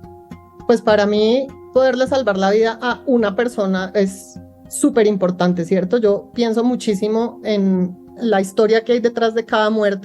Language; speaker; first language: Spanish; native; Spanish